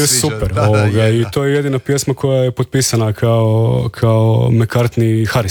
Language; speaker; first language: Serbian; native; Serbian